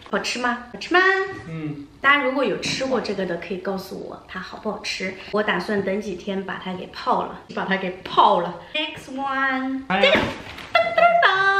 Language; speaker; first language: Chinese; native; Chinese